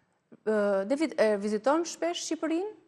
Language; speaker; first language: Albanian; native; Albanian